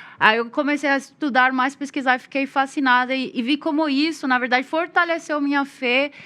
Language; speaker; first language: Portuguese; non-native, fluent; Spanish